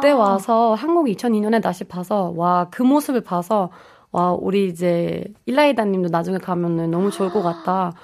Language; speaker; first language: Korean; non-native, fluent; German